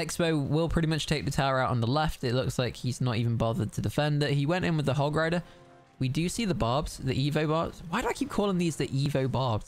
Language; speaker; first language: English; native; English